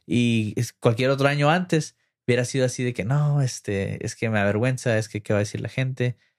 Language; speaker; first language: Spanish; early bilingual, heritage; English